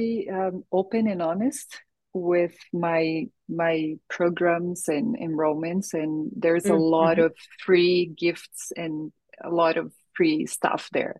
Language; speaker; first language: English; non-native, fluent; Portuguese